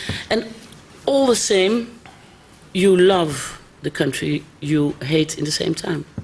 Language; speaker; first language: English; non-native, fluent; Dutch